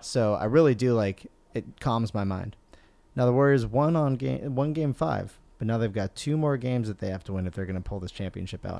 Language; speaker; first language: English; native; English